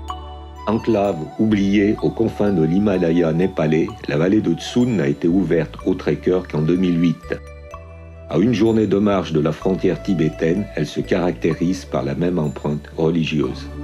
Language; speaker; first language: French; native; French